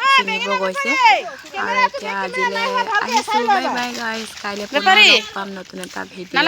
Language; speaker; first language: Assamese; non-native, local second language; Mising